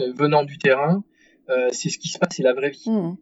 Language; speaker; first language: French; native; French